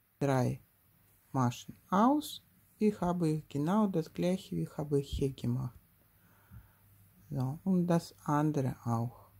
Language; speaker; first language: German; non-native, learner; Russian